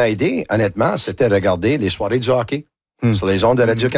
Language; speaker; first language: French; non-native, local second language; Italian